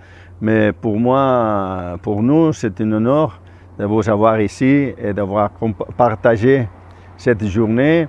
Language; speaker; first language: French; non-native, fluent; Spanish